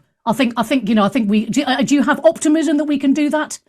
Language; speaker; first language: English; native; English